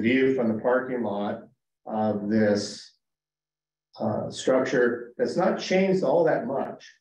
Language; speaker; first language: English; native; English